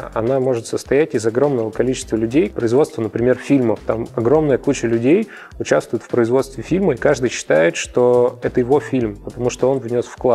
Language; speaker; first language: Russian; native; Russian